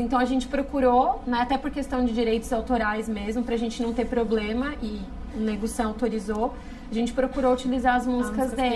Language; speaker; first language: Portuguese; native; Portuguese